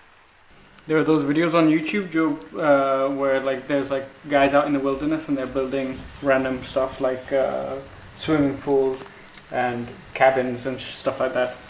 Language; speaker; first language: English; non-native, local second language; Urdu